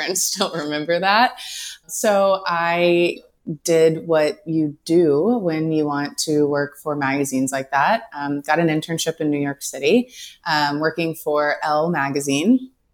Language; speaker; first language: English; native; English